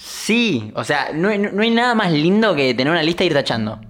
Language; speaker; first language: Spanish; native; Spanish